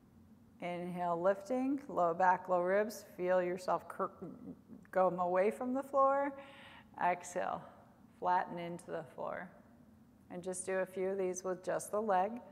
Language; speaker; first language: English; native; English